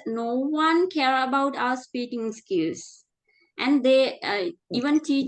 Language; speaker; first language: English; non-native, fluent; Sinhala